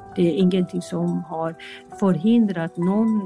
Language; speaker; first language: Swedish; non-native, fluent; Persian